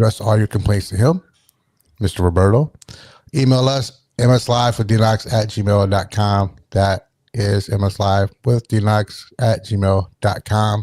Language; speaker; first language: English; native; English